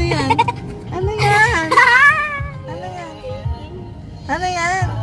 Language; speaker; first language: Filipino; native; Filipino